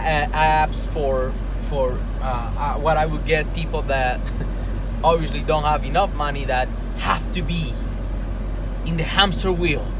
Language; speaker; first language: English; non-native, fluent; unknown